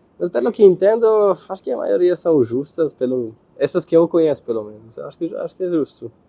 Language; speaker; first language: Portuguese; non-native, fluent; Hebrew